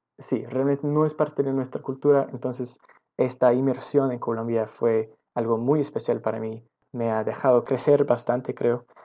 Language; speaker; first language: Spanish; non-native, learner; English